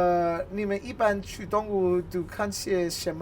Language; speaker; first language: Chinese; non-native, learner; English